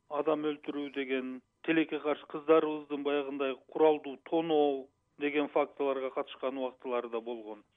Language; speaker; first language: Kyrgyz; native; Kyrgyz